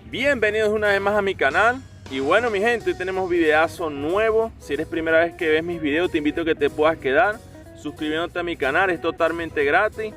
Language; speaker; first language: Spanish; native; Spanish